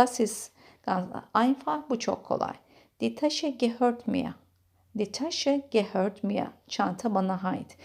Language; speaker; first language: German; non-native, fluent; Turkish